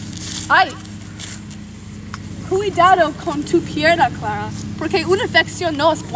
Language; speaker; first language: Spanish; non-native, learner; English